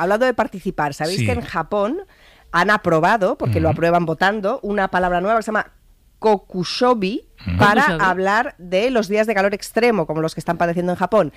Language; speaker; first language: Spanish; native; Spanish